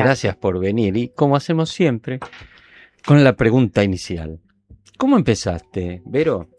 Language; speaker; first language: Spanish; native; Spanish